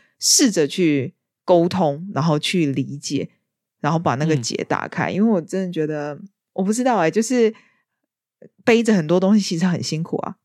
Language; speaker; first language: Chinese; native; Chinese